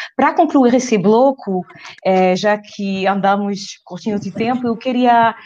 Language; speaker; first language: Portuguese; non-native, fluent; French